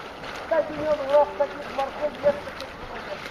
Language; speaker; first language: Russian; native; Russian